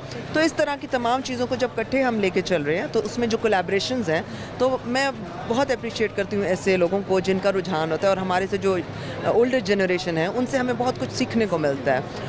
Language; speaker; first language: Hindi; native; Hindi